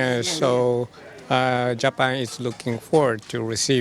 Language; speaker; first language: English; non-native, fluent; Japanese